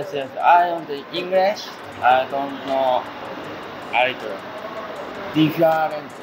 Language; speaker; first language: English; non-native, learner; Japanese